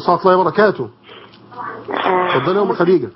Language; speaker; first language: Arabic; native; Arabic